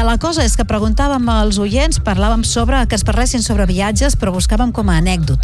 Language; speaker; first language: Catalan; native; Catalan